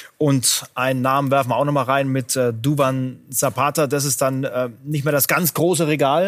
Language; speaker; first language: German; native; German